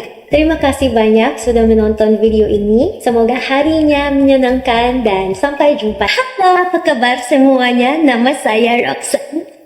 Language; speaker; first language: Indonesian; non-native, learner; Filipino